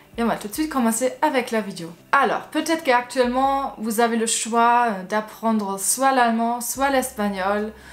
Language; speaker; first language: French; non-native, fluent; German